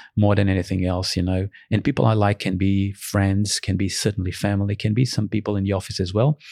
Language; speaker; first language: English; early bilingual, other home language; Portuguese